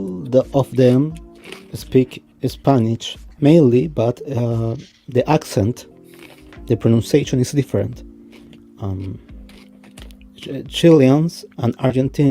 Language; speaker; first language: English; non-native, fluent; Spanish